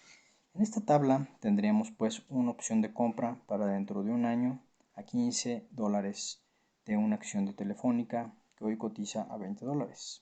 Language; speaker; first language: Spanish; native; Spanish